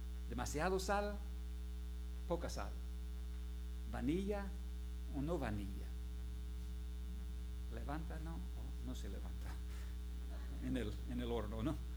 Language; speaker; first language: Spanish; non-native, fluent; English